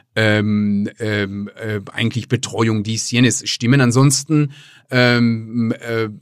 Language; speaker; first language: German; non-native, fluent; Persian